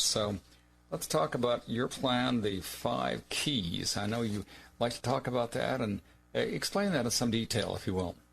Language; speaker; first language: English; native; English